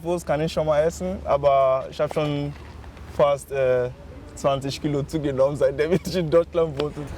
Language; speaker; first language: German; non-native, learner; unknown